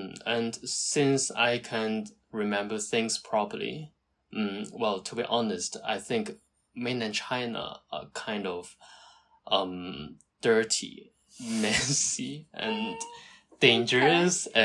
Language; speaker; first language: English; non-native, local second language; Cantonese